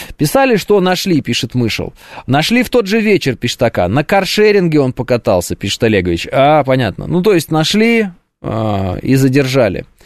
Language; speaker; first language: Russian; native; Russian